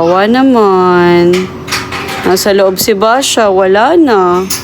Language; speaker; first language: Filipino; native; Filipino